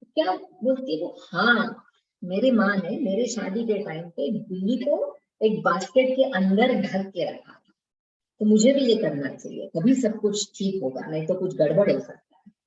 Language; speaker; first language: Hindi; non-native, local second language; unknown